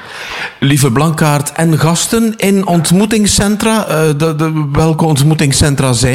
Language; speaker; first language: Dutch; native; Dutch